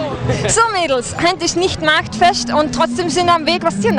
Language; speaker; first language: German; native; German